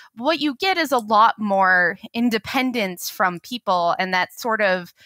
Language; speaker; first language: English; native; English